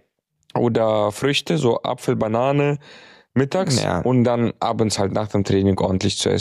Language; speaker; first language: German; native; German